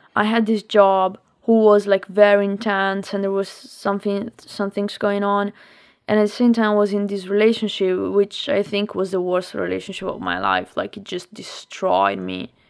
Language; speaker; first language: English; non-native, fluent; Italian